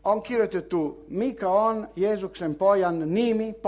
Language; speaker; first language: Finnish; non-native, learner; Italian